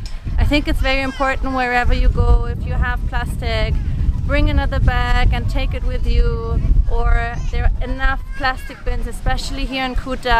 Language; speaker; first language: English; non-native, fluent; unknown